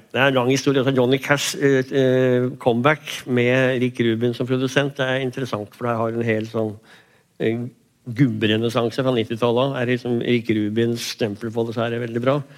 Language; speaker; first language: Norwegian; native; Norwegian